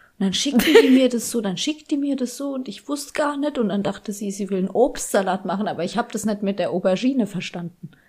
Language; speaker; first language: German; early bilingual, other home language; Polish